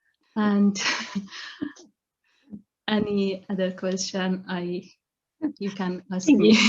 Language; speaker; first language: English; non-native, learner; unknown